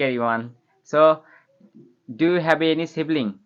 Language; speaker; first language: English; non-native, learner; Bangla